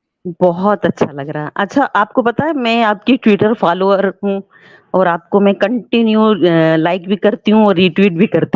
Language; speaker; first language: Hindi; native; Hindi